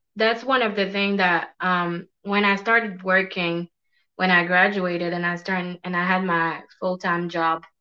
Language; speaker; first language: English; non-native, fluent; French